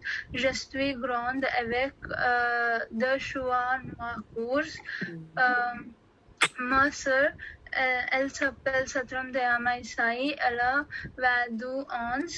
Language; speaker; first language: French; non-native, learner; Odia